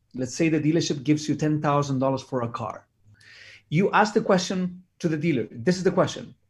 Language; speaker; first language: English; non-native, fluent; Spanish